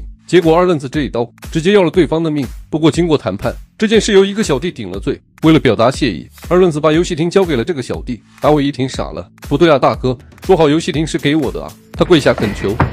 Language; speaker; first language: Chinese; native; Chinese